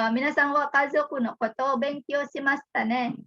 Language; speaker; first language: Japanese; non-native, fluent; Indonesian